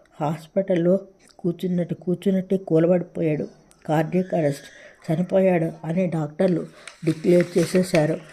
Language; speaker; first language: Telugu; native; Telugu